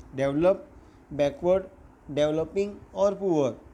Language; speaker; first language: English; non-native, local second language; Gujarati